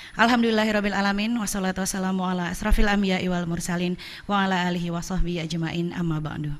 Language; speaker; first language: Indonesian; native; Indonesian